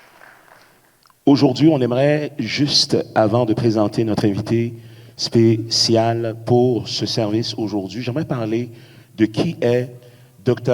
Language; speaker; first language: French; native; French